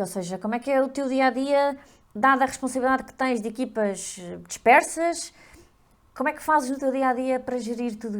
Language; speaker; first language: Portuguese; native; Portuguese